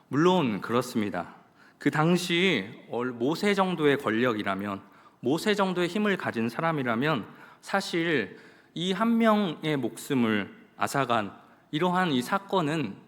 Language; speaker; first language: Korean; native; Korean